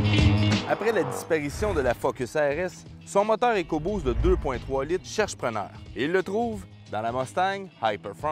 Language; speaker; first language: French; native; French